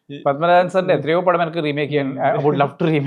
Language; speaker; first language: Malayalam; early bilingual, heritage; Malayalam